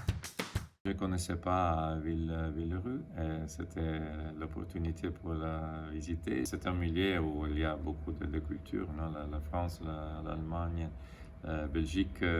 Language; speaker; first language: French; non-native, fluent; Italian